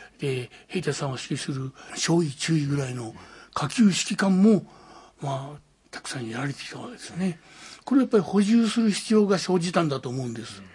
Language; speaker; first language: Japanese; native; Japanese